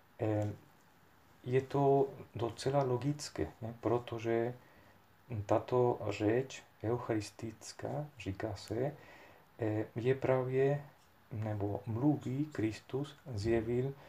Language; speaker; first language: Czech; non-native, fluent; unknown